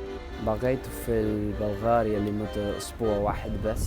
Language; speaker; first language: Arabic; non-native, learner; English